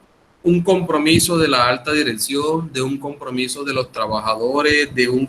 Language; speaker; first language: Spanish; native; Spanish